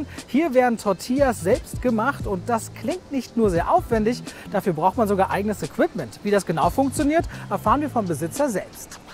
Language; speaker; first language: German; native; German